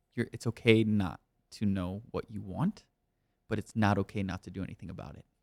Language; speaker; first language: English; native; English